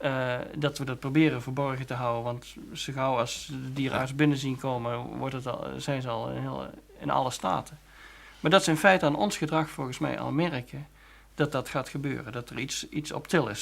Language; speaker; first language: Dutch; native; Dutch